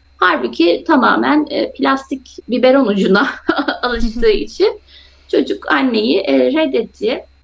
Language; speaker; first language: Turkish; native; Turkish